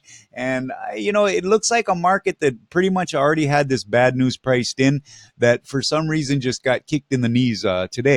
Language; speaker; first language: English; native; English